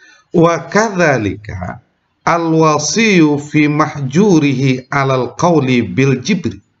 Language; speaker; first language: Arabic; non-native, fluent; Indonesian